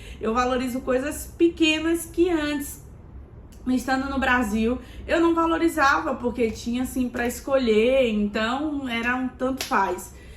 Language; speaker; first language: Portuguese; native; Portuguese